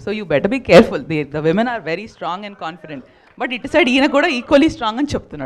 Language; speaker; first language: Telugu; non-native, local second language; Hindi